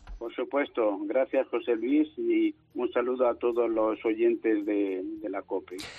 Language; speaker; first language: Spanish; native; Spanish